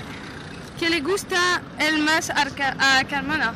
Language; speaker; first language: Spanish; non-native, learner; French